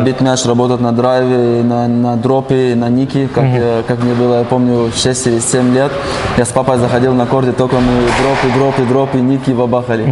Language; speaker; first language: Russian; early bilingual, heritage; Russian